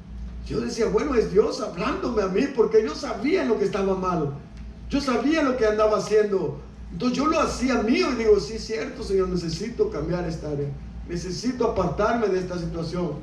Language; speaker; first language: Spanish; native; Spanish